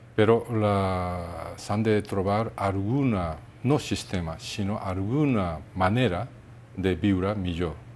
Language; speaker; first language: Catalan; non-native, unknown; Japanese